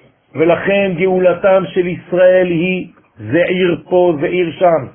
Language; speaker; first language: Hebrew; non-native, fluent; French